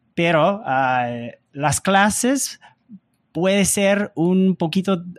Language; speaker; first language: Spanish; non-native, learner; English